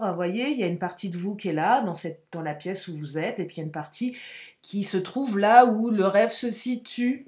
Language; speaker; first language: French; native; French